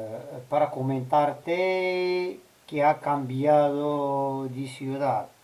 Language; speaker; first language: Spanish; non-native, learner; Arabic